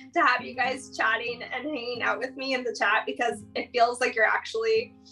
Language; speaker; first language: English; native; English